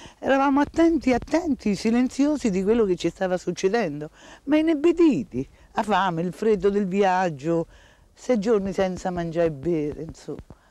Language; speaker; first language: Italian; native; Italian